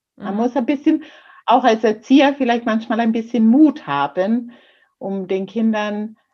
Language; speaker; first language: German; non-native, fluent; English